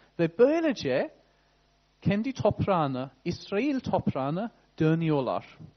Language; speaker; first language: Turkish; non-native, fluent; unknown